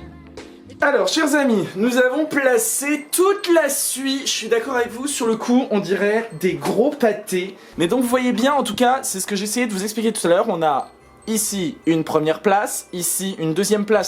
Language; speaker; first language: French; native; French